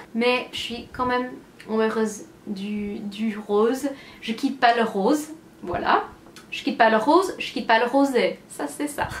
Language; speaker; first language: French; non-native, fluent; English